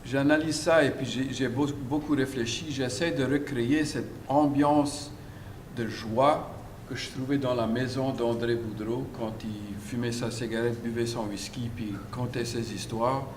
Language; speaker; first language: French; early bilingual, heritage; French